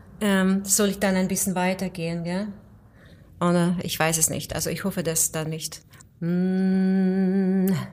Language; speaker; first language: German; non-native, fluent; Ukrainian